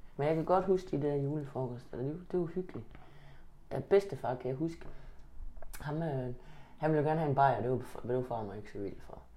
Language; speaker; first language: Danish; native; Danish